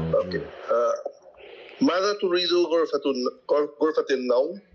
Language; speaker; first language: Arabic; non-native, learner; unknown